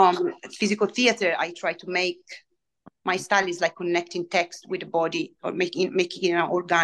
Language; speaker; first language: English; non-native, fluent; Italian